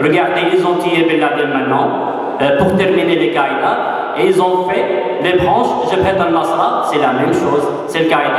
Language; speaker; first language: French; non-native, fluent; Arabic